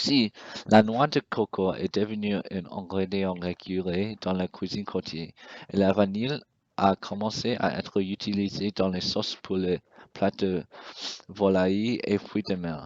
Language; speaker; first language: French; non-native, learner; English